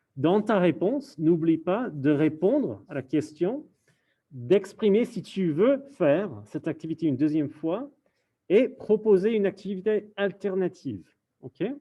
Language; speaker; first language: French; non-native, fluent; English